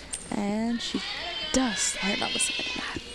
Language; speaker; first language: English; native; English